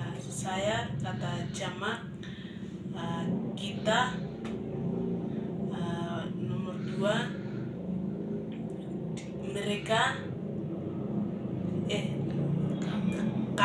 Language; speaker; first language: Indonesian; non-native, local second language; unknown